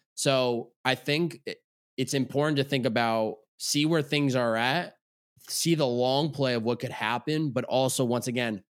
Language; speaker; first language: English; native; English